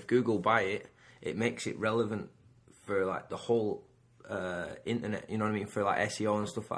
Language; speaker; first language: English; native; English